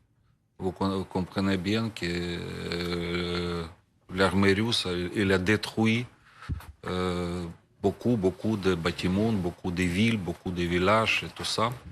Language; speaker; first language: French; non-native, learner; Ukrainian